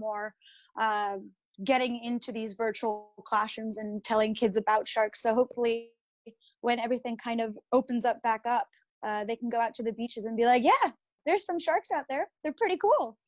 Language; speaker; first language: English; early bilingual, other home language; Spanish